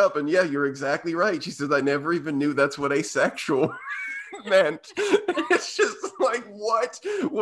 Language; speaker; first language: English; native; English